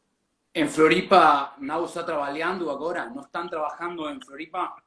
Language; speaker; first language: Portuguese; non-native, learner; Spanish